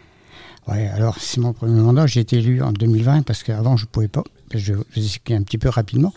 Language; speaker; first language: French; native; French